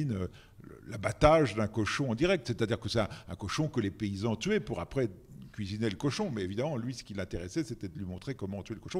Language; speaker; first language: French; native; French